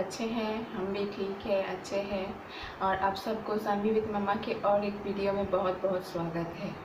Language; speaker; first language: Hindi; non-native, local second language; Bangla